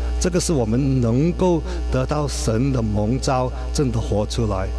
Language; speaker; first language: Chinese; native; Chinese